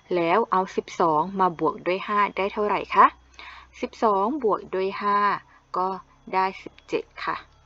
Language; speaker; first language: Thai; non-native, local second language; Malay